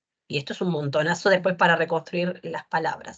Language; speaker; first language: Spanish; native; Spanish